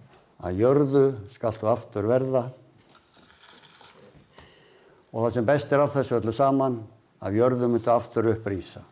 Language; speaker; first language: Icelandic; native; Icelandic